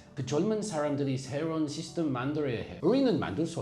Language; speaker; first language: Korean; non-native, fluent; English